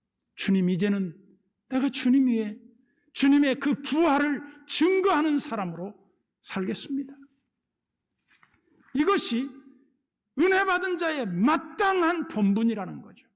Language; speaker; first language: Korean; native; Korean